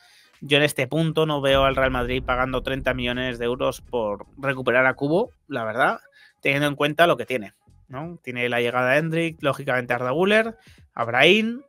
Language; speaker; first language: Spanish; native; Spanish